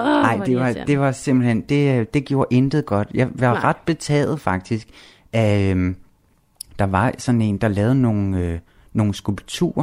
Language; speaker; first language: Danish; native; Danish